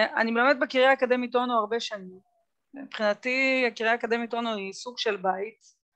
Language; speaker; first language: Hebrew; native; Hebrew